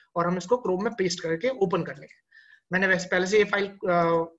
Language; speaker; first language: Hindi; native; Hindi